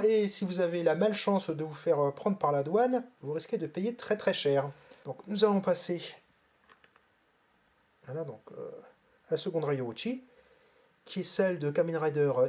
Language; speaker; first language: French; native; French